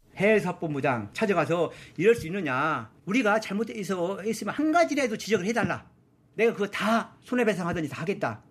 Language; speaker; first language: Korean; native; Korean